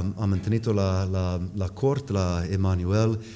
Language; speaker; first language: Romanian; non-native, fluent; English